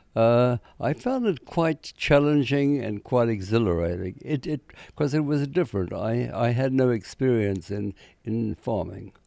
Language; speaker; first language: English; native; English